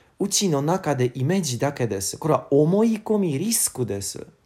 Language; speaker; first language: Japanese; non-native, learner; English